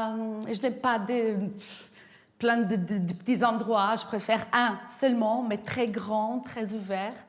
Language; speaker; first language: French; non-native, fluent; Portuguese